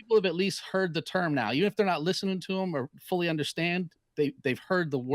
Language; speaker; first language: English; native; English